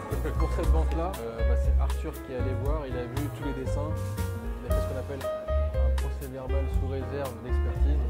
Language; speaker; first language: French; native; French